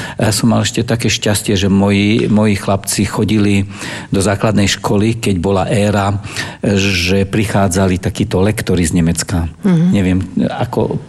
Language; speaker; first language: Slovak; non-native, local second language; German